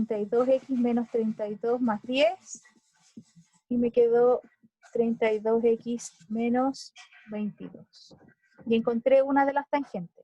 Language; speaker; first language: Spanish; native; Spanish